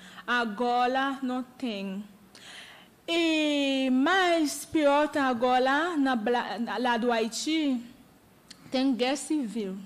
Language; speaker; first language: Portuguese; non-native, learner; Haitian Creole